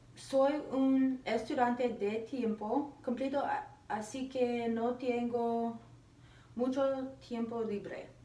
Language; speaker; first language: Spanish; non-native, learner; English